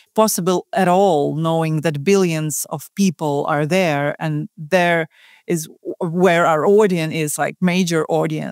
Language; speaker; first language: English; non-native, fluent; Ukrainian